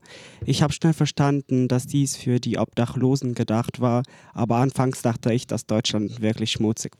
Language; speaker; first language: German; non-native, fluent; French